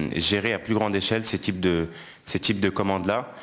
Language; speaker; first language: French; non-native, local second language; Wolof